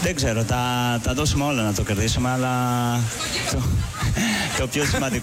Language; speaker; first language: Greek; non-native, fluent; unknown